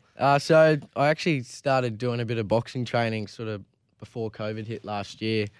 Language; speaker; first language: English; native; English